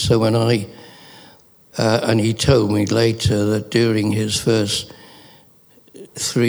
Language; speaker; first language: English; native; English